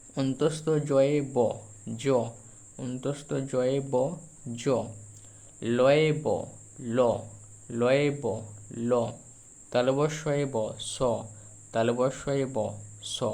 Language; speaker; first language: Bangla; native; Bangla